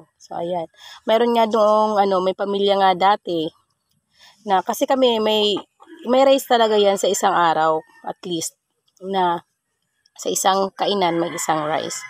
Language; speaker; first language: Filipino; non-native, local second language; Waray